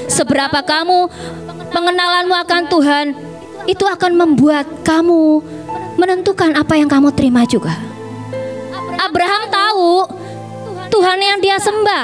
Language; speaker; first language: Indonesian; native; Indonesian